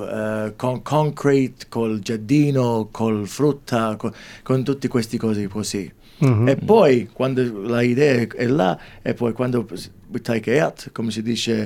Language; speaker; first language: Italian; early bilingual, heritage; English